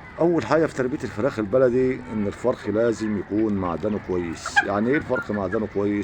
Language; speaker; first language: Arabic; native; Arabic